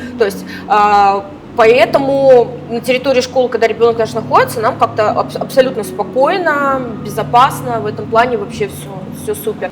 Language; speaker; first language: Russian; native; Russian